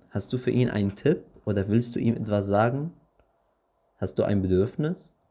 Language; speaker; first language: German; early bilingual, other home language; Arabic